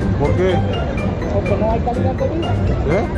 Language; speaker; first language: Spanish; non-native, learner; Korean